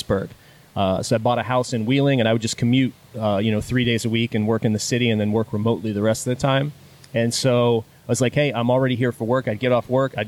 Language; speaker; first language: English; native; English